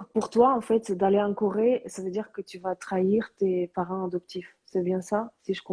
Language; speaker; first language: French; early bilingual, other home language; Korean